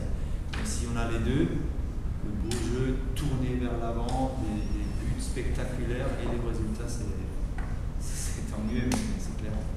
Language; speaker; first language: French; non-native, fluent; German